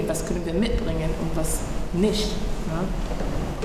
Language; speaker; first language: German; non-native, fluent; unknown